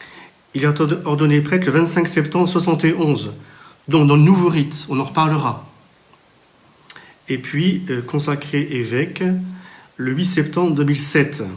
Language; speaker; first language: French; native; French